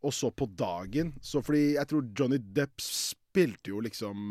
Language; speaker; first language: Norwegian; native; Norwegian